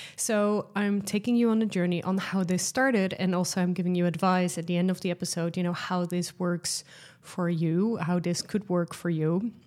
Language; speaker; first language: English; non-native, fluent; Dutch